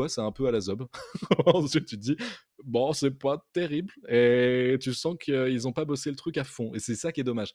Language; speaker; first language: French; native; French